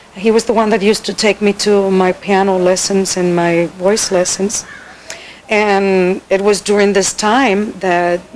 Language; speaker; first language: English; early bilingual, other home language; Spanish